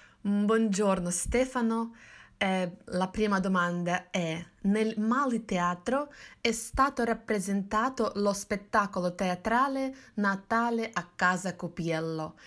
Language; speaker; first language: Italian; non-native, fluent; Russian